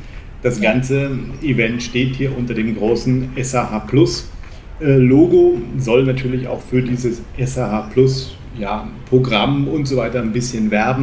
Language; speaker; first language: German; native; German